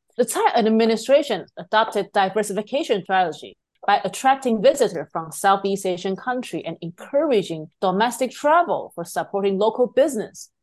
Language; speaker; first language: English; non-native, fluent; Chinese